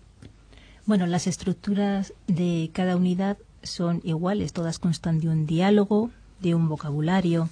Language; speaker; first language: Spanish; native; Spanish